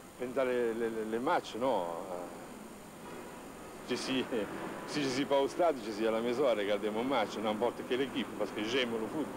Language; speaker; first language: French; non-native, fluent; Italian